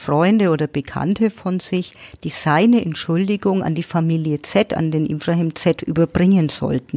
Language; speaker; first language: German; native; German